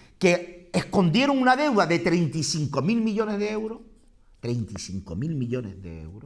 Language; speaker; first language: Spanish; native; Spanish